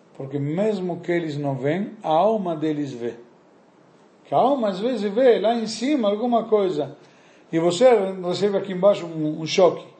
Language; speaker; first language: Portuguese; non-native, fluent; Spanish